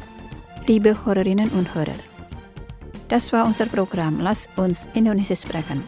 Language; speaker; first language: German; non-native, fluent; Indonesian